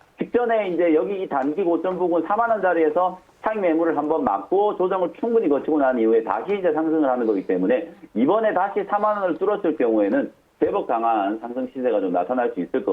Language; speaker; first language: Korean; native; Korean